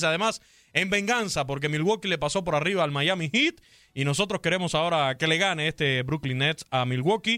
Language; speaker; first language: Spanish; native; Spanish